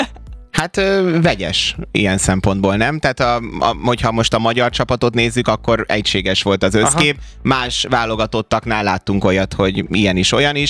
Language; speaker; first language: Hungarian; native; Hungarian